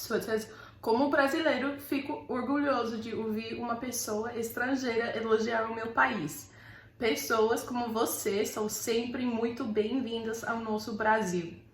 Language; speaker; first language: Portuguese; non-native, fluent; English